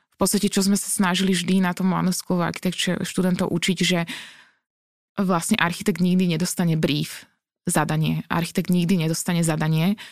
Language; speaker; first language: Slovak; native; Slovak